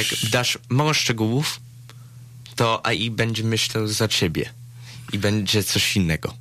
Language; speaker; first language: Polish; early bilingual, heritage; Polish